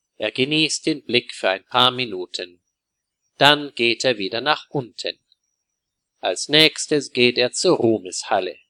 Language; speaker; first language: German; native; German